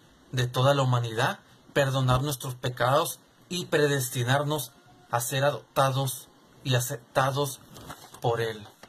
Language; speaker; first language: Spanish; native; Spanish